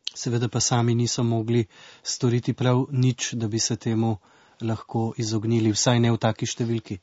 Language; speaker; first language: Slovenian; native; Slovenian